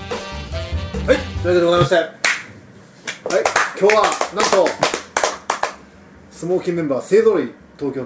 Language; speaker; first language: Japanese; native; Japanese